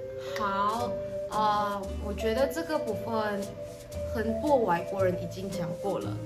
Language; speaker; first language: Chinese; non-native, fluent; Indonesian